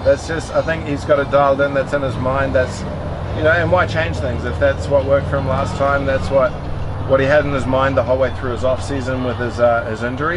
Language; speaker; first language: English; native; English